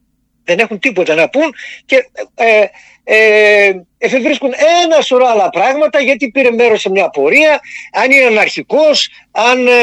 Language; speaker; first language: Greek; native; Greek